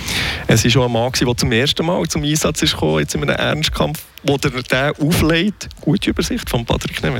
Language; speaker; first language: German; native; German